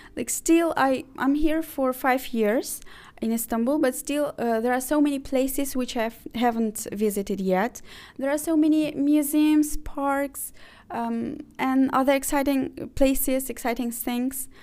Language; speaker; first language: English; non-native, fluent; Azerbaijani